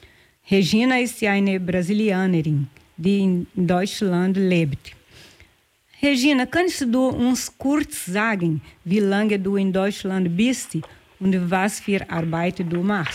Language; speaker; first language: German; non-native, fluent; Portuguese